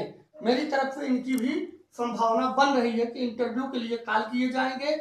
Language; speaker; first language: Hindi; native; Hindi